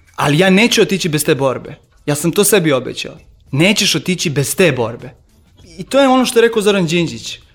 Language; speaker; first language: Serbian; native; Serbian